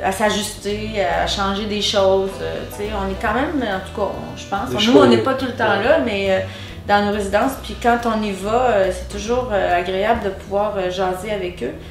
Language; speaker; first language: French; native; French